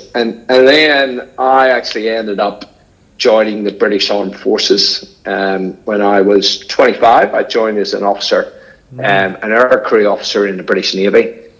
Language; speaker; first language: English; native; English